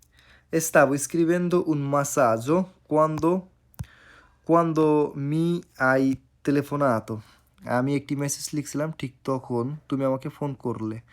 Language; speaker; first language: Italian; non-native, fluent; Bangla